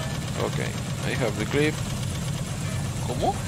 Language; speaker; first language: English; non-native, learner; Spanish